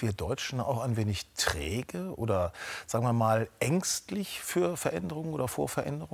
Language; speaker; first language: German; native; German